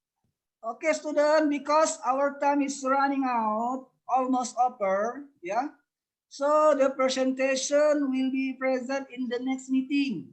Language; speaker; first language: English; non-native, learner; Indonesian